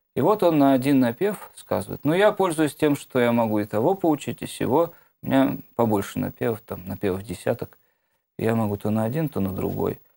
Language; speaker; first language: Russian; native; Russian